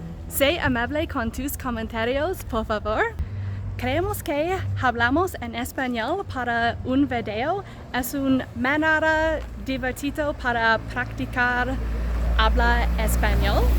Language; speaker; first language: Spanish; non-native, learner; English